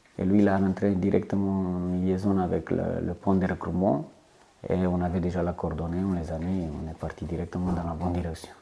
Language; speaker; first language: French; non-native, fluent; Romanian